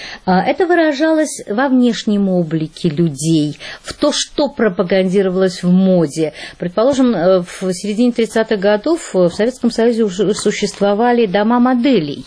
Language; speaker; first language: Russian; native; Russian